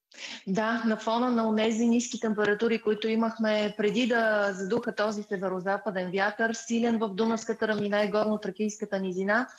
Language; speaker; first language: Bulgarian; native; Bulgarian